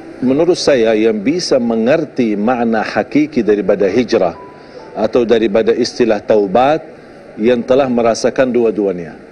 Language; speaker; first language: Indonesian; non-native, fluent; Arabic